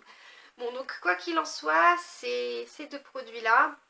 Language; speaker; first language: French; native; French